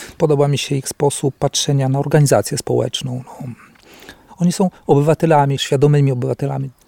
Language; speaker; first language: Polish; native; Polish